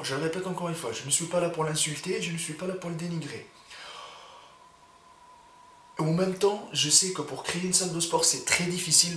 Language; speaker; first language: French; native; French